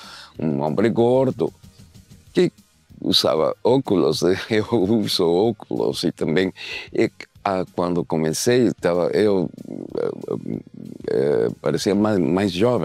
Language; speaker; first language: Portuguese; non-native, learner; Spanish